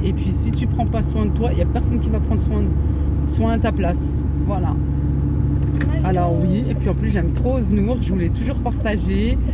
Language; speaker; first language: French; native; French